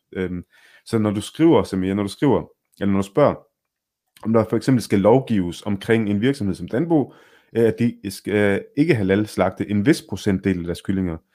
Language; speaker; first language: Danish; early bilingual, other home language; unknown